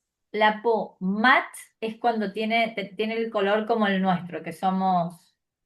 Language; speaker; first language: Spanish; native; Spanish